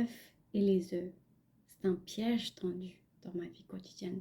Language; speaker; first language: French; non-native, fluent; Punjabi